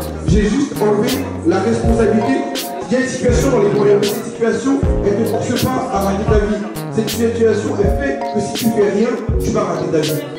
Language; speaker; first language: French; native; French